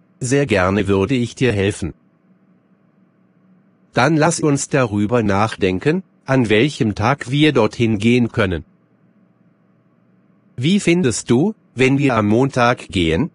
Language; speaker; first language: German; non-native, fluent; Arabic